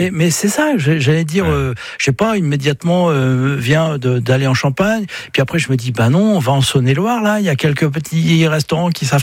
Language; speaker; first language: French; native; French